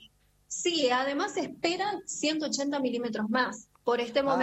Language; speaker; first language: Spanish; native; Spanish